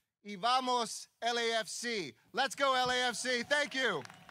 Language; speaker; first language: English; native; English